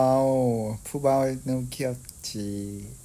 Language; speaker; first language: Korean; non-native, fluent; Vietnamese